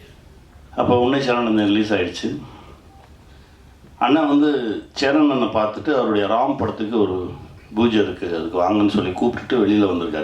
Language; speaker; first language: Tamil; native; Tamil